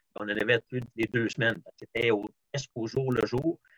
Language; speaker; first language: French; native; French